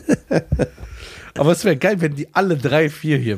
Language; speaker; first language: German; early bilingual, other home language; Persian